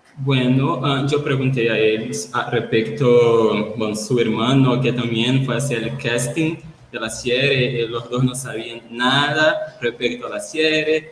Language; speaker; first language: Spanish; non-native, learner; Portuguese